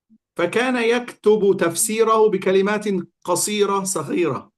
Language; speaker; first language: Arabic; native; Arabic